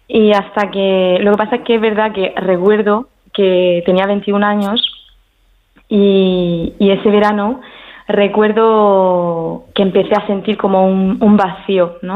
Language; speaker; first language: Spanish; early bilingual, heritage; Spanish